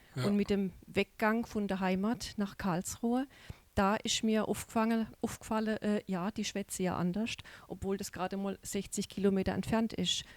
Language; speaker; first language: German; native; German